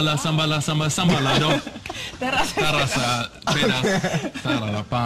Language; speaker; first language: Indonesian; non-native, learner; German